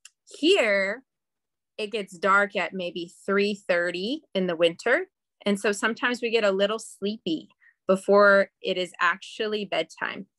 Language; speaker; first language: English; native; English